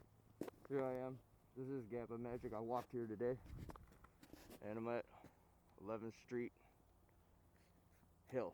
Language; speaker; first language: English; native; English